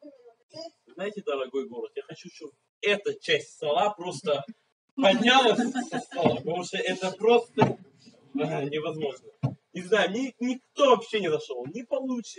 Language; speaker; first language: Russian; native; Russian